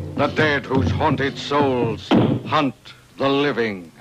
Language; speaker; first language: English; non-native, fluent; Danish